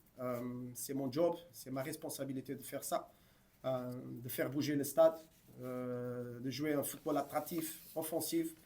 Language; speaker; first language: French; non-native, fluent; Portuguese